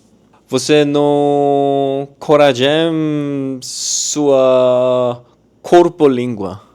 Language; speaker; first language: Portuguese; non-native, learner; Korean